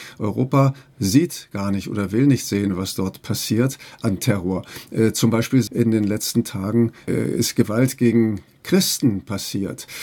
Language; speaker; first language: German; native; German